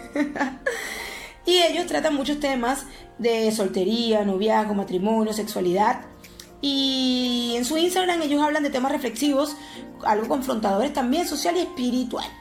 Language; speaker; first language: Spanish; native; Spanish